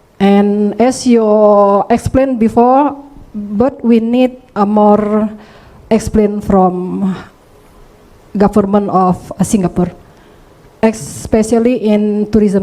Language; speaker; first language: English; non-native, learner; Indonesian